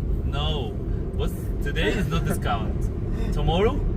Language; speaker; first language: English; non-native, learner; Arabic